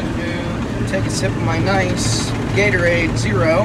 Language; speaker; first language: English; native; English